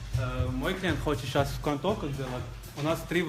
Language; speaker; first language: Russian; non-native, local second language; Georgian